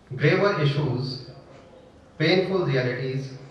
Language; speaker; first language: English; non-native, local second language; Hindi